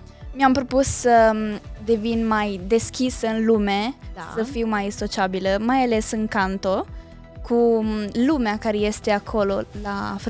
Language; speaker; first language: Romanian; early bilingual, heritage; Romanian